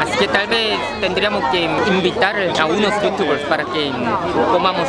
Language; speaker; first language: Spanish; non-native, fluent; Korean